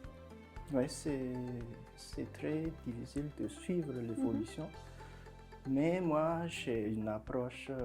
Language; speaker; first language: French; non-native, local second language; Malagasy